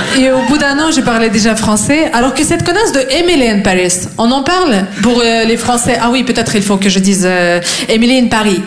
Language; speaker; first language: French; non-native, fluent; Russian